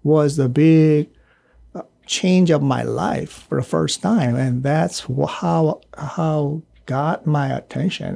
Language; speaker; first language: English; non-native, fluent; Korean